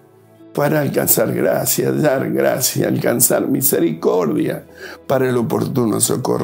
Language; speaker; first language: Spanish; native; Spanish